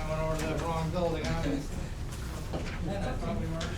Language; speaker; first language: English; native; English